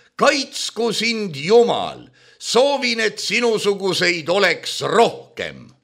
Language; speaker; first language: Estonian; native; Estonian